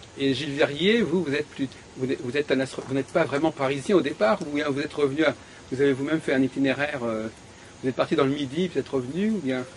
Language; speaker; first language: French; native; French